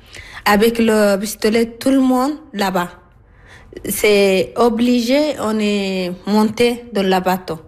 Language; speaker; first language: French; non-native, learner; Arabic